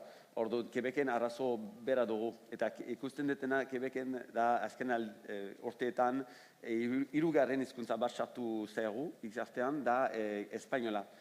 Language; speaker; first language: Basque; non-native, fluent; French